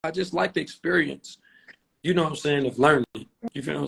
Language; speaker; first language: English; native; English